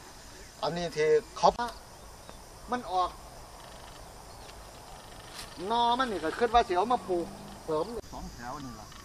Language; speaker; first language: Thai; non-native, local second language; Northeastern Thai